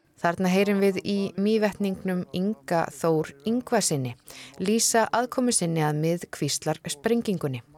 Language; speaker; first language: Icelandic; native; Icelandic